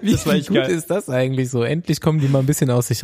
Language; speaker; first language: German; native; German